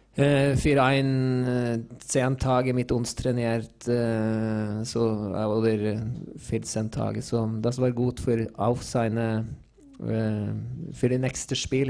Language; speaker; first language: German; non-native, learner; Norwegian